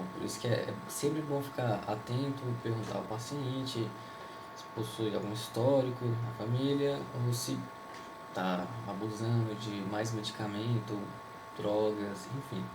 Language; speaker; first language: Portuguese; native; Portuguese